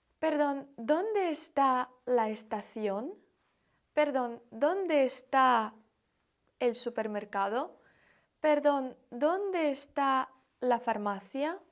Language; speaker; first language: Spanish; non-native, fluent; Ukrainian